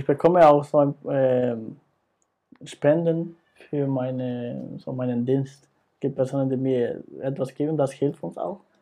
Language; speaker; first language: German; non-native, fluent; Spanish